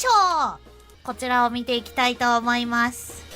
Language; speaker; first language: Japanese; native; Japanese